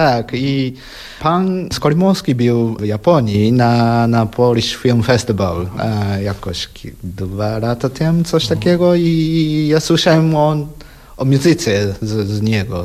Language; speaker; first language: Polish; non-native, learner; Japanese